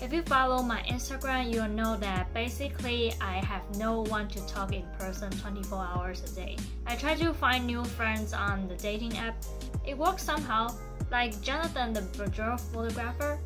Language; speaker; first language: English; non-native, fluent; Chinese